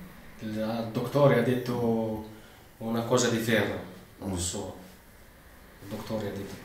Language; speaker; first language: Italian; non-native, learner; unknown